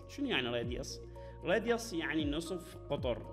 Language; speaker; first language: Arabic; native; Arabic